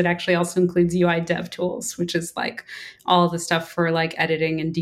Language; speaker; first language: English; native; English